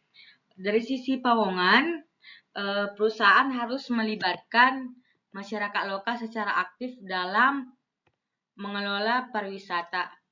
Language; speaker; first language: Indonesian; non-native, local second language; Balinese